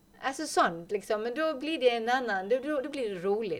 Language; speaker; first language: Swedish; non-native, fluent; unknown